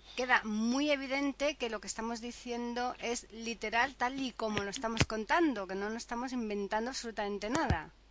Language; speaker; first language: Spanish; native; Spanish